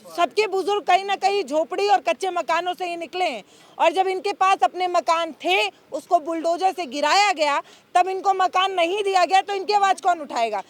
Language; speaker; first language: Hindi; native; Hindi